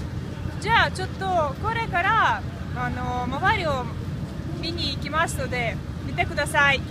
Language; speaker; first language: Japanese; non-native, fluent; Russian